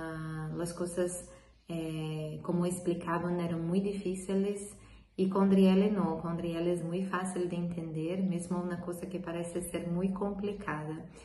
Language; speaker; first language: Spanish; non-native, learner; Portuguese